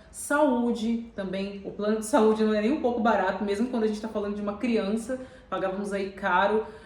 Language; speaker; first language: Portuguese; native; Portuguese